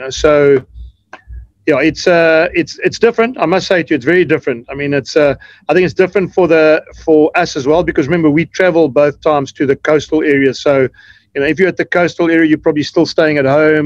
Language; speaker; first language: English; native; English